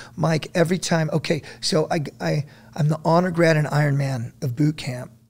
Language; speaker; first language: English; native; English